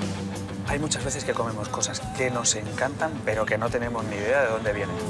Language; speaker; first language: Spanish; native; Spanish